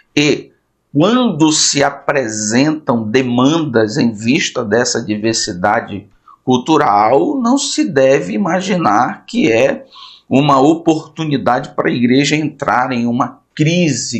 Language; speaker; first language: Portuguese; native; Portuguese